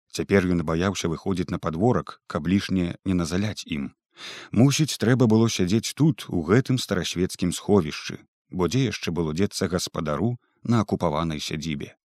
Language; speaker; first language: Belarusian; native; Belarusian